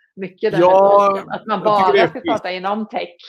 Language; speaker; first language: Swedish; native; Swedish